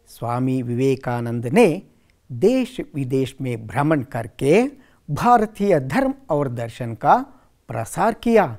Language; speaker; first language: Hindi; non-native, local second language; Kannada